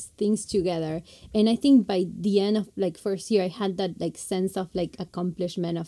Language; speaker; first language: English; non-native, fluent; Spanish